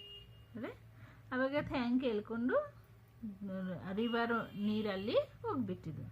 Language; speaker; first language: Kannada; non-native, local second language; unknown